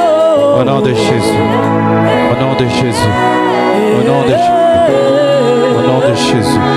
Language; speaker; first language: French; non-native, local second language; Lingala